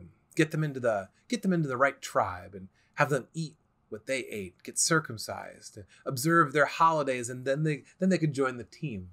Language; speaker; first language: English; native; English